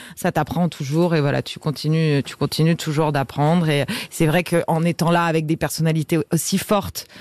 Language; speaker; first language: French; native; French